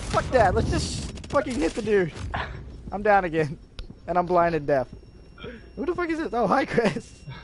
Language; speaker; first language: English; native; English